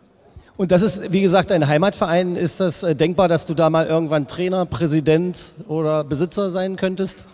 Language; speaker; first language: German; native; German